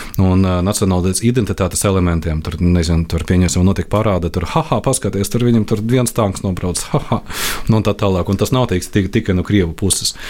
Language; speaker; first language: Latvian; non-native, local second language; Russian